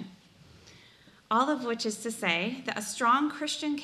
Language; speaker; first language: English; native; English